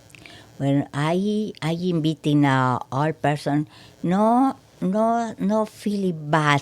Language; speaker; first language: English; non-native, learner; Spanish